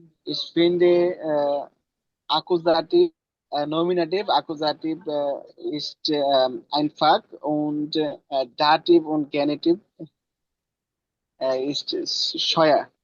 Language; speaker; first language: German; non-native, learner; Bangla